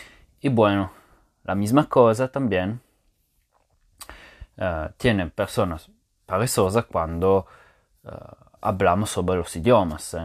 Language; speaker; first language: Spanish; non-native, fluent; Italian